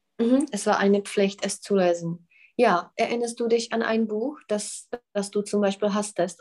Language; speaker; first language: German; non-native, fluent; Czech